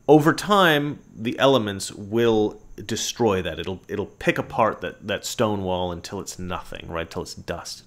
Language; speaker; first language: English; native; English